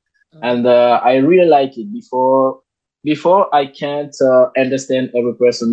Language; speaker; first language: English; non-native, learner; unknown